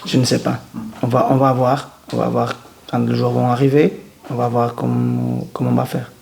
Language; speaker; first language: French; non-native, learner; Portuguese